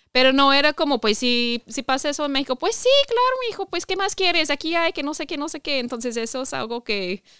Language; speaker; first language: Spanish; non-native, fluent; English